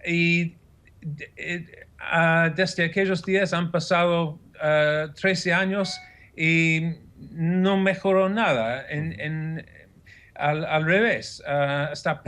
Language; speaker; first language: Spanish; non-native, fluent; English